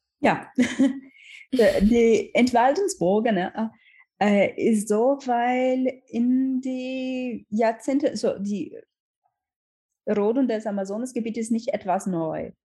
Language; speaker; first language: German; non-native, learner; Portuguese